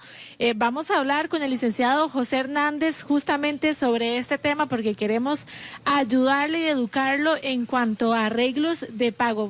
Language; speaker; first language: Spanish; native; Spanish